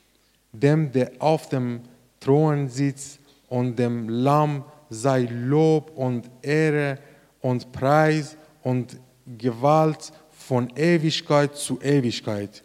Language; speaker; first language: German; non-native, learner; Persian